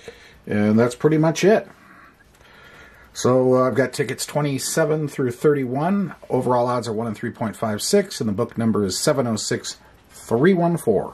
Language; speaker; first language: English; native; English